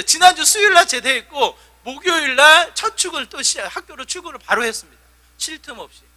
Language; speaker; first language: Korean; native; Korean